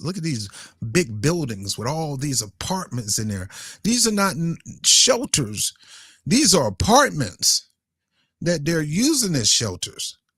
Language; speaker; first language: English; native; English